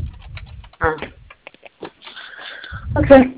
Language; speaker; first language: English; non-native, learner; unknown